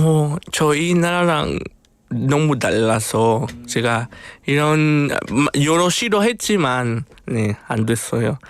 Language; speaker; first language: Korean; non-native, fluent; Spanish